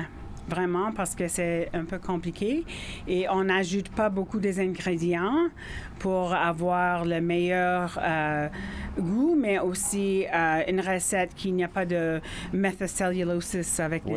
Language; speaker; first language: French; non-native, fluent; English